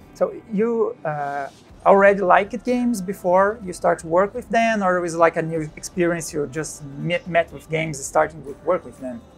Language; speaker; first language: English; non-native, fluent; Portuguese